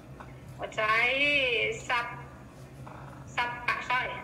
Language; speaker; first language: Cantonese; non-native, learner; Indonesian